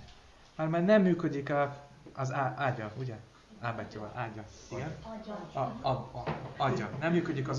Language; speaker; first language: Hungarian; non-native, fluent; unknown